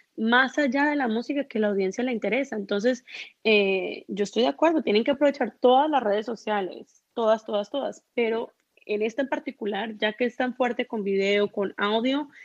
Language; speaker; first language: Spanish; early bilingual, heritage; Spanish